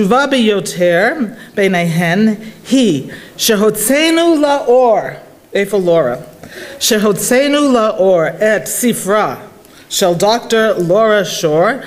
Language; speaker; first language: Hebrew; non-native, fluent; English